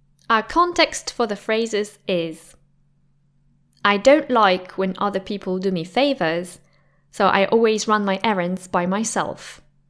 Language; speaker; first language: English; non-native, fluent; Polish